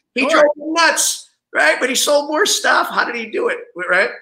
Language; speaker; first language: English; native; English